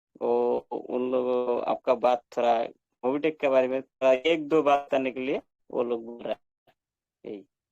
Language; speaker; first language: Hindi; non-native, local second language; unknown